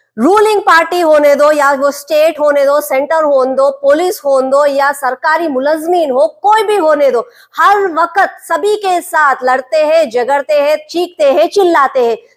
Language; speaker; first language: Hindi; non-native, local second language; Telugu